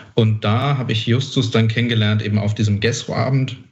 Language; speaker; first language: German; native; German